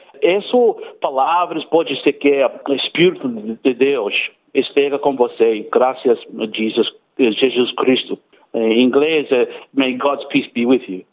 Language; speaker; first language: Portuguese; non-native, learner; English